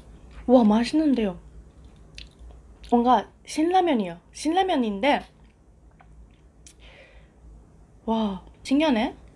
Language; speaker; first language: Korean; non-native, fluent; Japanese